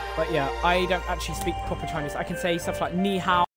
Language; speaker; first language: English; native; English